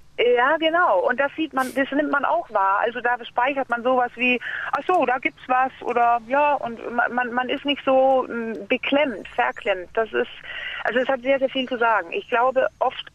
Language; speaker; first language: German; non-native, fluent; Danish